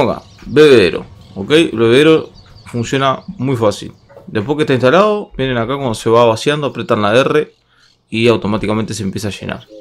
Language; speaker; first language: Spanish; native; Spanish